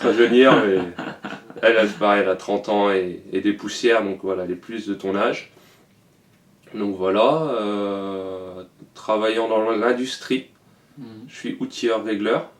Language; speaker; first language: French; native; French